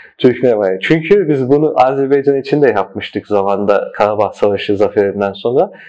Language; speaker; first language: Turkish; early bilingual, heritage; Turkish